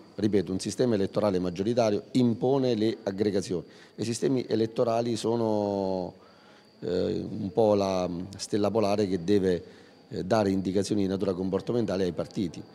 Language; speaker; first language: Italian; native; Italian